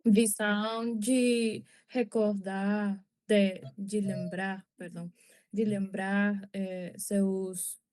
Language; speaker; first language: Portuguese; non-native, learner; Spanish